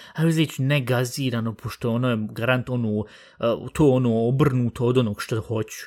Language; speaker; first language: Bosnian; early bilingual, heritage; Bosnian